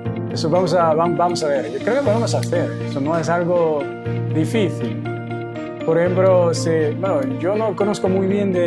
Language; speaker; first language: Spanish; non-native, learner; Chinese